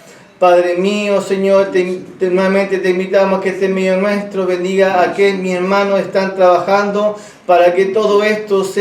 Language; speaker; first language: Spanish; native; Spanish